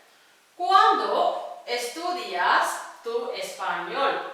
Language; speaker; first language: Spanish; non-native, fluent; Tamil